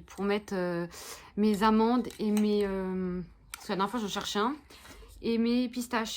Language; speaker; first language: French; native; French